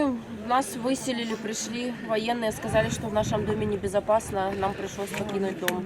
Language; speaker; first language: Russian; native; Russian